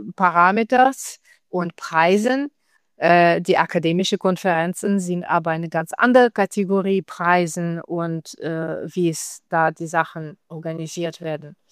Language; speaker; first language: German; non-native, learner; Russian